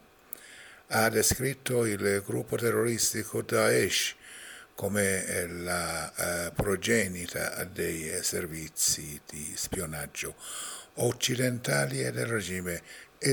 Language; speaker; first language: Italian; non-native, fluent; Persian